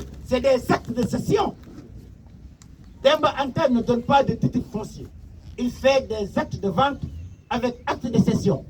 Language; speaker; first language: French; non-native, local second language; Wolof